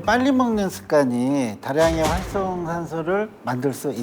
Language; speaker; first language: Korean; native; Korean